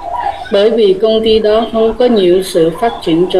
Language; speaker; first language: Vietnamese; non-native, learner; Khmer